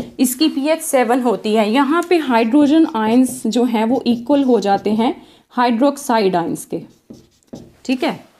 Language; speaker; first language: Hindi; non-native, local second language; Punjabi